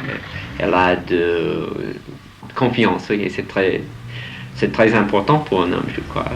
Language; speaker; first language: French; non-native, learner; English